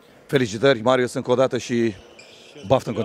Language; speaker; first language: Romanian; native; Romanian